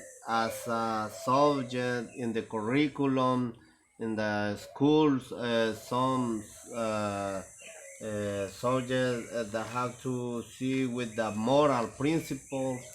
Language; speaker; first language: English; non-native, learner; Spanish